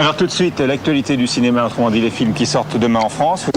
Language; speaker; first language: French; native; French